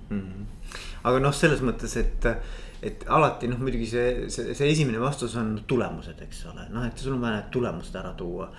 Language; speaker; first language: Estonian; native; Estonian